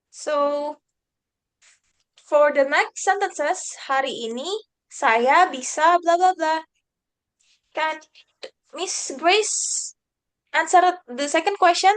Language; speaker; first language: English; non-native, fluent; Indonesian